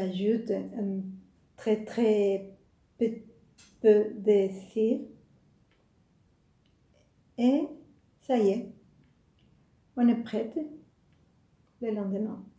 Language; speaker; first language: French; non-native, fluent; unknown